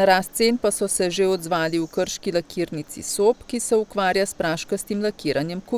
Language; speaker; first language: Slovenian; native; Slovenian